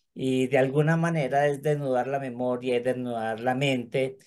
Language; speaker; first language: Spanish; native; Spanish